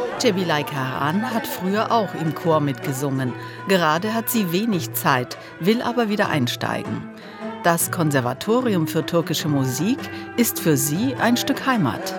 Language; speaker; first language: German; native; German